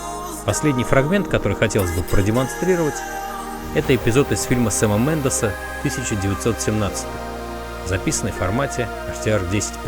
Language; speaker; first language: Russian; native; Russian